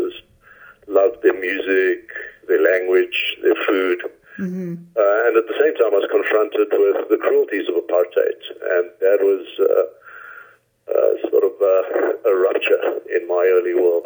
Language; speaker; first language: English; native; English